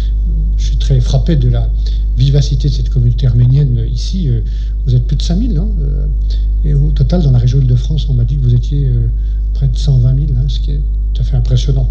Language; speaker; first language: French; native; French